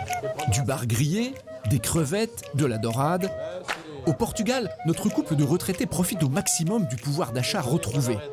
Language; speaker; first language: French; native; French